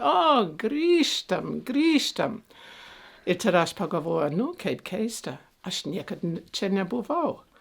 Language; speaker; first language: Lithuanian; early bilingual, heritage; Lithuanian